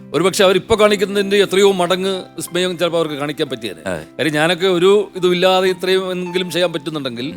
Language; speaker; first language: Malayalam; native; Malayalam